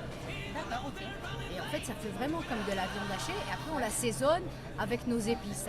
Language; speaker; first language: French; native; French